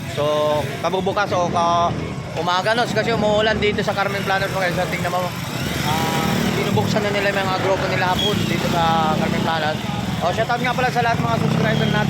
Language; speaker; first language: Filipino; native; Filipino